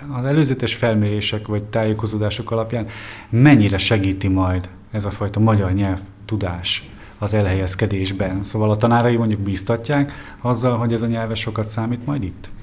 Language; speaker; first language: Hungarian; native; Hungarian